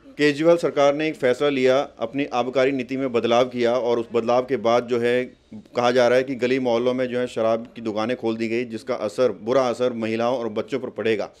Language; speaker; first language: Hindi; native; Hindi